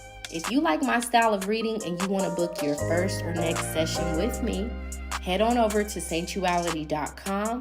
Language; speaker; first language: English; native; English